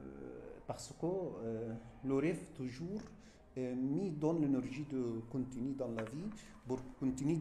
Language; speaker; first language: French; non-native, fluent; Arabic